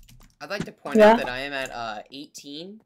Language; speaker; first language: English; native; English